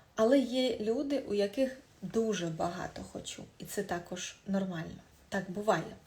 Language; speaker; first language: Ukrainian; non-native, local second language; Russian